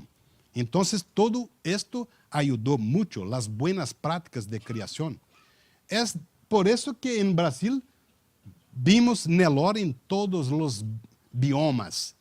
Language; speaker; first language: Spanish; non-native, learner; Portuguese